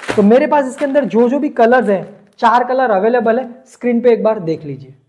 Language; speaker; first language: Hindi; non-native, local second language; Gujarati